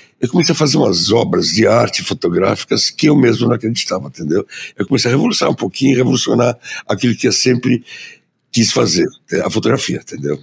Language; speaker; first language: Portuguese; early bilingual, other home language; German